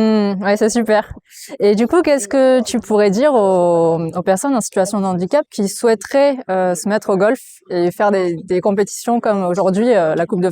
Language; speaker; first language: French; native; French